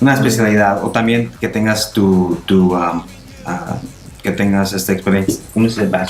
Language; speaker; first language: Spanish; non-native, local second language; English